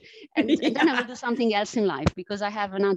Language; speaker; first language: English; non-native, fluent; Italian